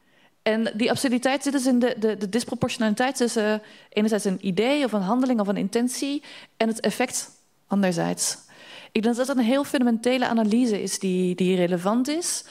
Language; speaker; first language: Dutch; native; Dutch